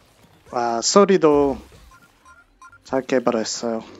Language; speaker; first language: Korean; non-native, fluent; English